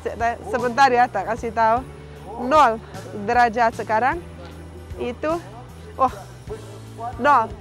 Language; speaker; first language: Indonesian; non-native, fluent; Russian